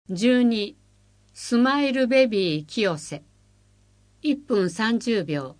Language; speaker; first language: Japanese; native; Japanese